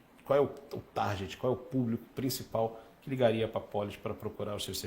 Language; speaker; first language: Portuguese; native; Portuguese